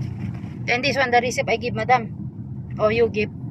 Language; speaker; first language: English; non-native, learner; Filipino